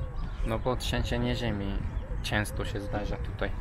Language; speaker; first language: Polish; non-native, learner; Turkish